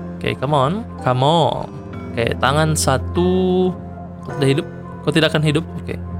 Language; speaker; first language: Indonesian; native; Indonesian